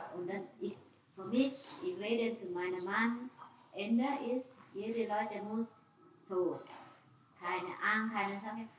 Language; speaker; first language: German; non-native, learner; Thai